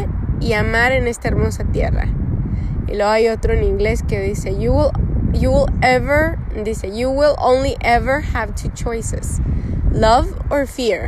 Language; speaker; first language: Spanish; early bilingual, heritage; Spanish